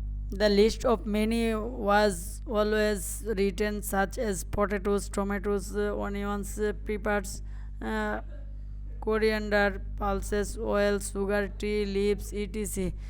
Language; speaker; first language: English; non-native, local second language; Bangla